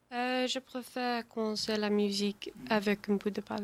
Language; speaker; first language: French; non-native, learner; English